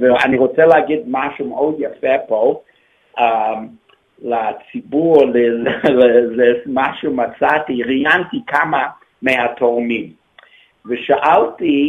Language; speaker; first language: Hebrew; non-native, fluent; English